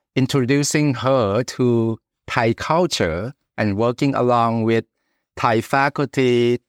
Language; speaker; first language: English; non-native, fluent; Thai